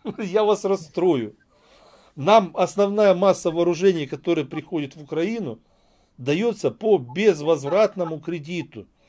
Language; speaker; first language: Russian; native; Russian